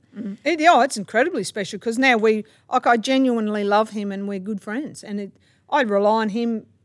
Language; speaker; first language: English; native; English